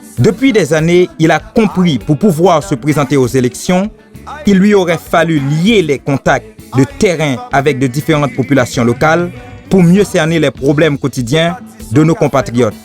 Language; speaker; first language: French; non-native, local second language; Haitian Creole